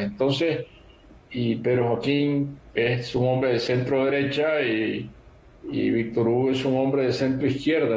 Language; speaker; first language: Spanish; native; Spanish